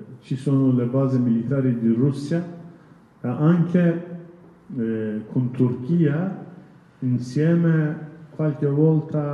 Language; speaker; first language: Italian; non-native, learner; Kurdish